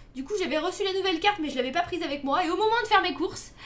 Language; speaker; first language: French; native; French